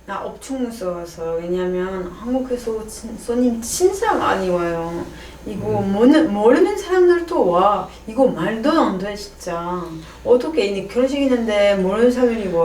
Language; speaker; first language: Korean; non-native, learner; French